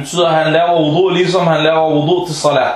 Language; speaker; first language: Danish; non-native, fluent; Arabic